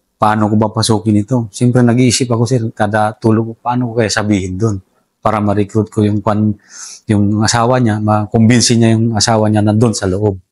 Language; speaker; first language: Filipino; non-native, local second language; Cebuano